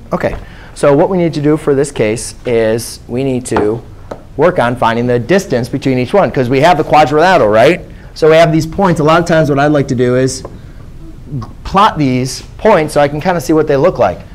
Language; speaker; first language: English; native; English